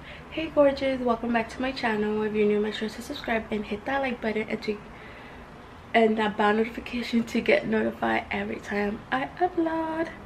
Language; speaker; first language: English; early bilingual, other home language; Spanish